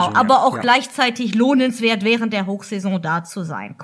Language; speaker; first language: German; native; German